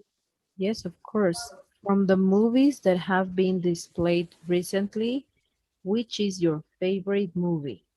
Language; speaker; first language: English; non-native, fluent; Spanish